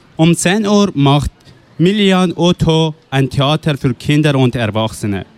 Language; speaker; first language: German; non-native, fluent; Persian